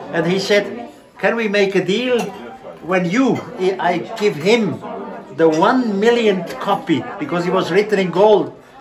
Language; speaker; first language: English; non-native, fluent; German